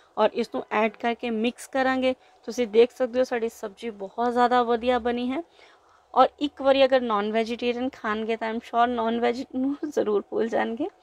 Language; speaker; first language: Hindi; non-native, local second language; Punjabi